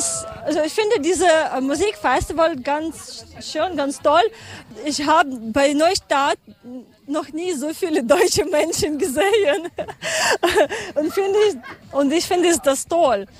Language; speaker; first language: German; non-native, learner; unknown